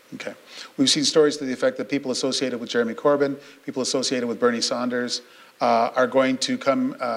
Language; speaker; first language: English; native; English